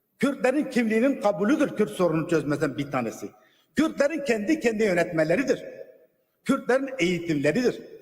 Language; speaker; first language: Turkish; non-native, local second language; Kurdish